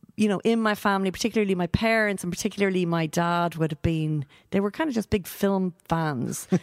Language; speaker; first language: English; native; English